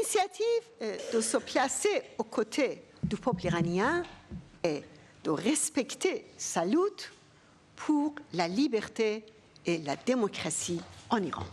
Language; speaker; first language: French; non-native, fluent; Persian